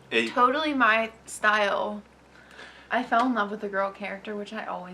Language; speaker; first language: English; native; English